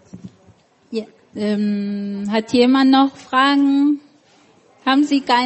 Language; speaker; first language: German; non-native, fluent; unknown